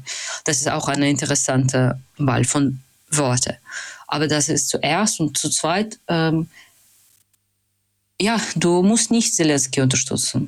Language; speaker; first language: German; non-native, fluent; Russian